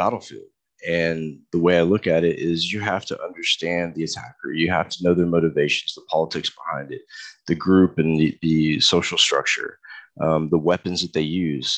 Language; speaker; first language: English; native; English